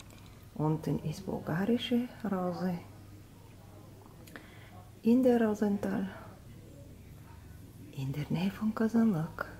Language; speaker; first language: German; non-native, learner; Bulgarian